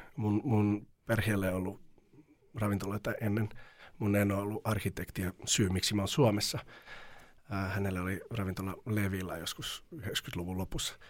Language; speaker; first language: Finnish; non-native, fluent; Serbian